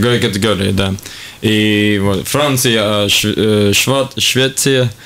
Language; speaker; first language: Russian; non-native, local second language; Latvian